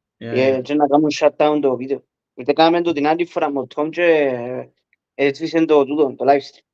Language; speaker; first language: Greek; early bilingual, heritage; Greek